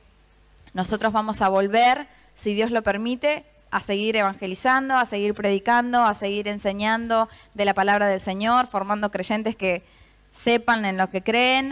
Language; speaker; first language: Spanish; native; Spanish